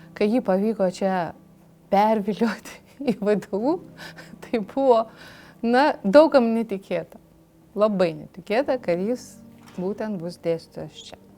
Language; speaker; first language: Lithuanian; native; Lithuanian